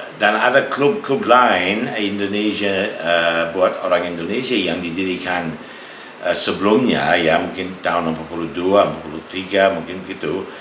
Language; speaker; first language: Indonesian; non-native, fluent; English